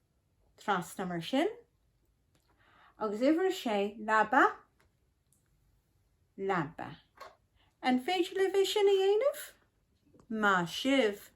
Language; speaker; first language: Irish; non-native, local second language; English